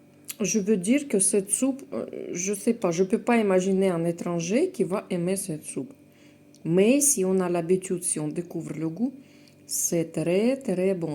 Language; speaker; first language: French; non-native, fluent; Russian